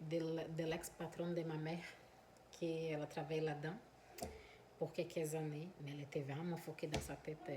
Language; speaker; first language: French; non-native, fluent; Portuguese